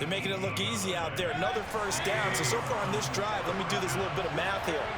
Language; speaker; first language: English; native; English